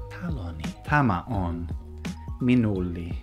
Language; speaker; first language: Finnish; non-native, learner; English